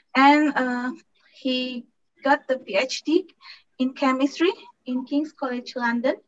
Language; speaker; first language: English; non-native, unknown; Sundanese